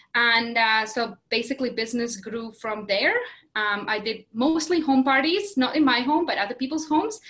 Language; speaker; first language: English; non-native, fluent; Latvian